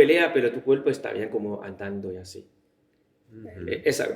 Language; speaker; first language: Spanish; non-native, learner; Chinese